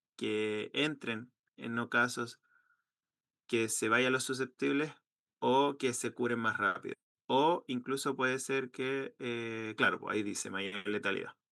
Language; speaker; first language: Spanish; native; Spanish